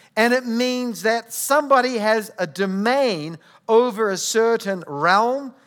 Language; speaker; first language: English; native; English